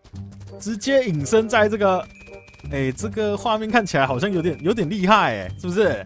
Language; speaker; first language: Chinese; native; Chinese